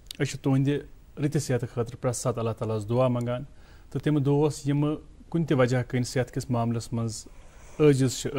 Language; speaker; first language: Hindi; non-native, local second language; Kashmiri